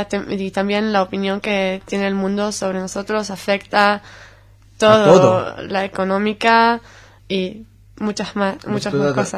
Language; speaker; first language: Spanish; non-native, fluent; Hebrew